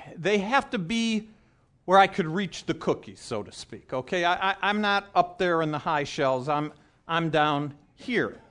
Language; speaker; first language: English; native; English